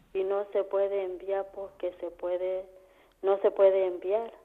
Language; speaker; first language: Spanish; non-native, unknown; Kamba